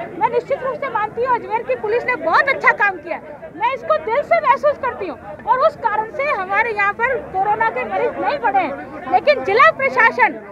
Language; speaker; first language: Hindi; native; Hindi